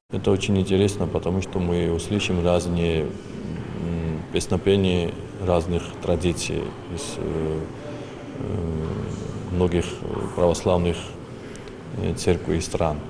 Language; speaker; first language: Russian; non-native, fluent; Georgian